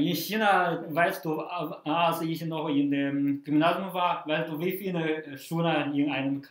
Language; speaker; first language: German; non-native, fluent; Chinese